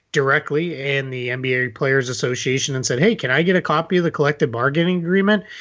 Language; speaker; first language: English; native; English